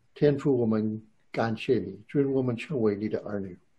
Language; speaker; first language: Chinese; non-native, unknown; English